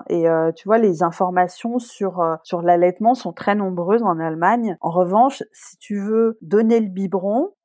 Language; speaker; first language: French; native; French